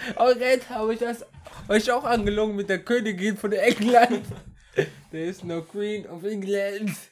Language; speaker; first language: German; early bilingual, other home language; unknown